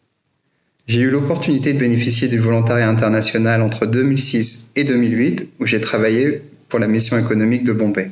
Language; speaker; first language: French; native; French